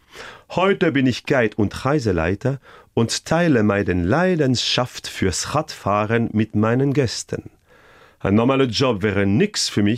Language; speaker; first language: German; non-native, fluent; French